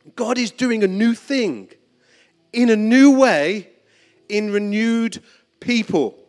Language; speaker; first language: English; native; English